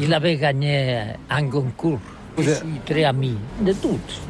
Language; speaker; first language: French; non-native, learner; Catalan